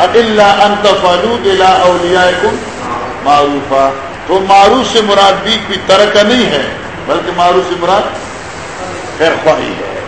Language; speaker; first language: Urdu; non-native, local second language; Northern Hindko